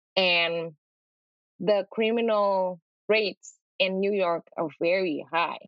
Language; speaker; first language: English; non-native, fluent; Indonesian